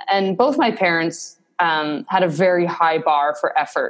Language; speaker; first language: English; native; English